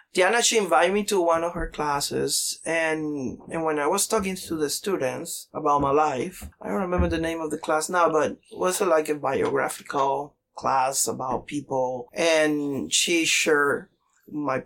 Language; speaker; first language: English; non-native, learner; Spanish